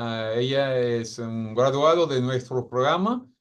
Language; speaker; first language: Spanish; non-native, fluent; English